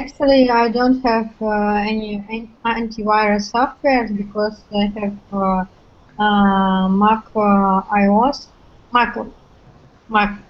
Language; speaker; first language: English; non-native, learner; Russian